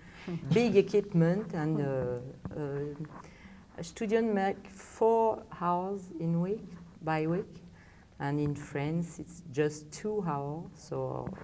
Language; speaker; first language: English; non-native, learner; French